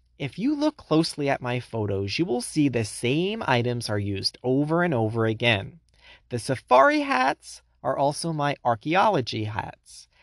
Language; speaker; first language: English; native; English